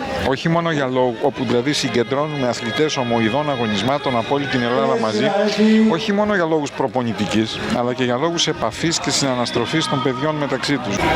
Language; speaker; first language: Greek; native; Greek